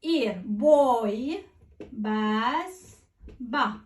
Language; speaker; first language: Spanish; non-native, fluent; Arabic